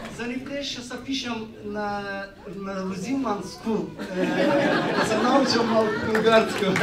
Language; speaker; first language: Bulgarian; non-native, local second language; Turkish